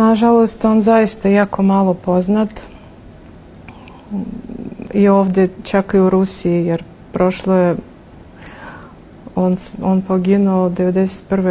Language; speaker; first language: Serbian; non-native, fluent; Russian